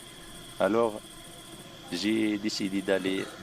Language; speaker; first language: French; non-native, local second language; Arabic